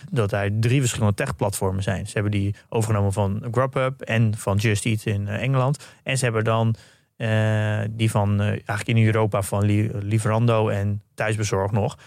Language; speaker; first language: Dutch; native; Dutch